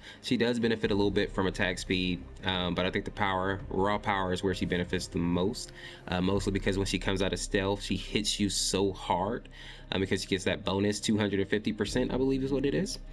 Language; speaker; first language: English; native; English